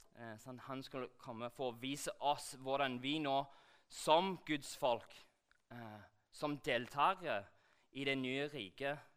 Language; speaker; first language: Norwegian; non-native, fluent; English